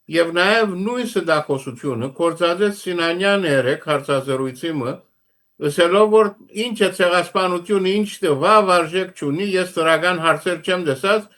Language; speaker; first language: Armenian; early bilingual, heritage; Armenian